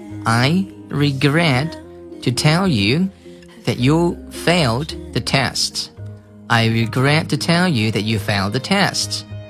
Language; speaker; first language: English; non-native, fluent; Chinese